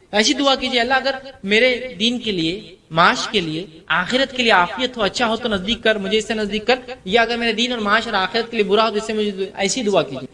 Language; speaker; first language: Urdu; native; Urdu